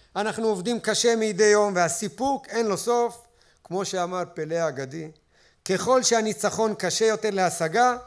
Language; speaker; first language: Hebrew; native; Hebrew